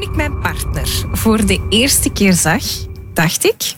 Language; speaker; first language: Dutch; native; Dutch